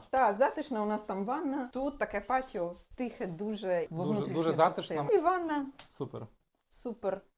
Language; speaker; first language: Ukrainian; native; Ukrainian